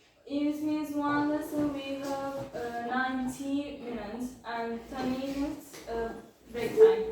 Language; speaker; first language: English; non-native, learner; Turkish